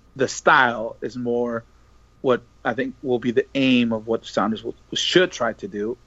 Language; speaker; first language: English; early bilingual, other home language; Spanish